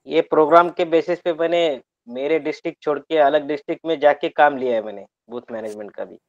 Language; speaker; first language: Hindi; native; Hindi